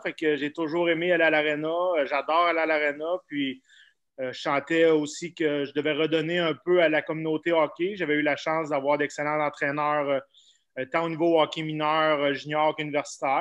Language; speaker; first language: French; native; French